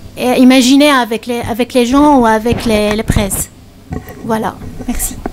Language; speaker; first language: French; non-native, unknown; Arabic